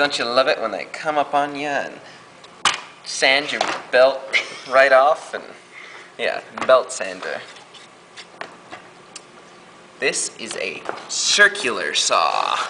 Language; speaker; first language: English; native; English